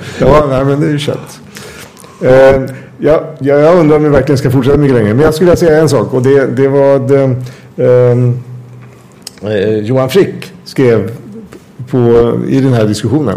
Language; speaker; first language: Swedish; native; Swedish